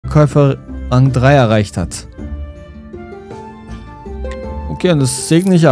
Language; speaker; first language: German; native; German